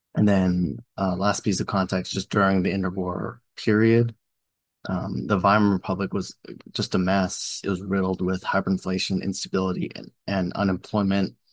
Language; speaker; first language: English; native; English